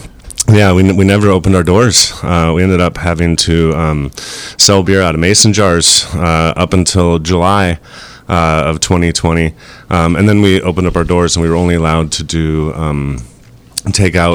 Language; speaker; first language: English; native; English